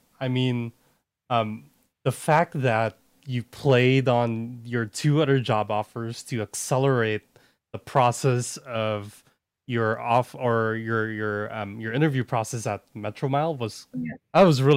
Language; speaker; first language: English; non-native, local second language; Filipino